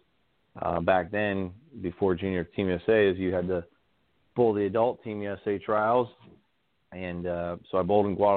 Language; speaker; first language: English; native; English